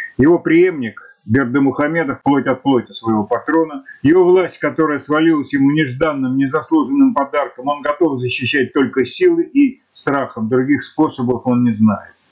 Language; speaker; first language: Russian; native; Russian